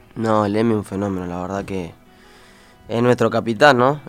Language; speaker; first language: Spanish; native; Spanish